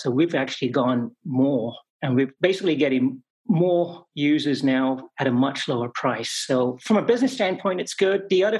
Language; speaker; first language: English; native; English